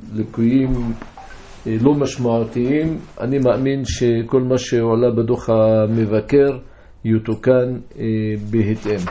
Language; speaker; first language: Hebrew; non-native, local second language; Arabic